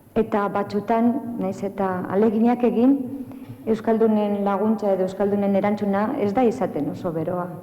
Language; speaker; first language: Basque; non-native, local second language; Spanish